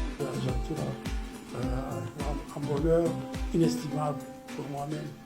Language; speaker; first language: French; non-native, fluent; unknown